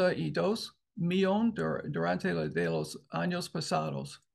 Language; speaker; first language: Spanish; non-native, learner; English